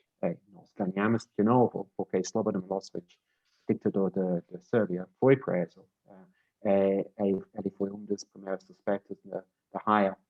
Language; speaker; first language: Portuguese; non-native, learner; English